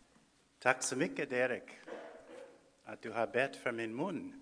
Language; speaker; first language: Swedish; non-native, fluent; English